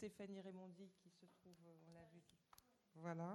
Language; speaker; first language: French; native; French